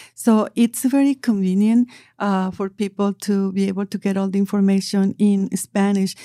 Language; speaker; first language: English; non-native, fluent; Spanish